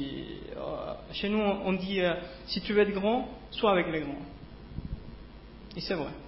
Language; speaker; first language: French; native; French